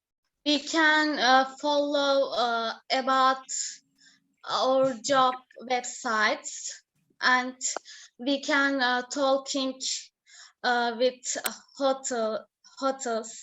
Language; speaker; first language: English; non-native, learner; Turkish